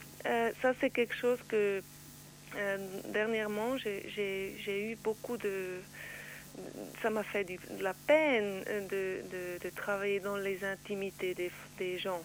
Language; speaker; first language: French; non-native, learner; Swiss German